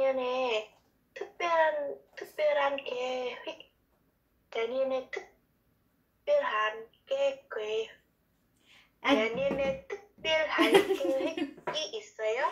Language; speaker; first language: Korean; non-native, learner; Vietnamese